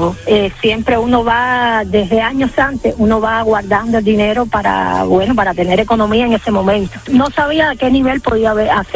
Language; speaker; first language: Spanish; native; Spanish